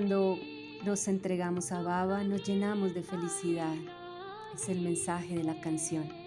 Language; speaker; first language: Spanish; native; Spanish